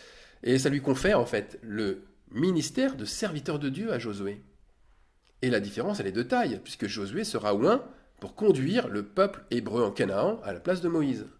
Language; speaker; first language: French; native; French